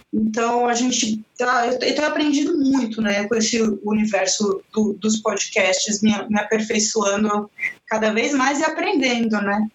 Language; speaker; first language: Portuguese; non-native, fluent; Spanish